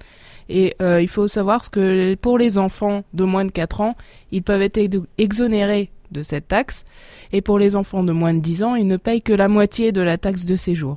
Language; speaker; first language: French; native; French